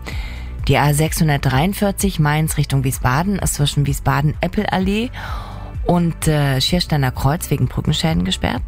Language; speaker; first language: German; native; German